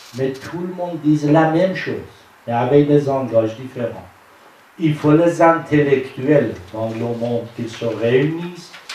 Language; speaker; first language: French; non-native, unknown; Persian